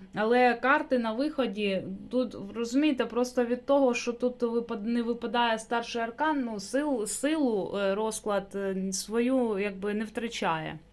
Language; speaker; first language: Ukrainian; non-native, local second language; Russian